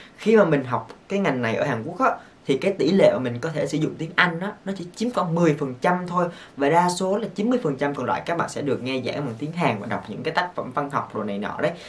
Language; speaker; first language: Vietnamese; native; Vietnamese